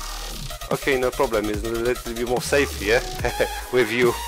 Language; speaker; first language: English; non-native, learner; Polish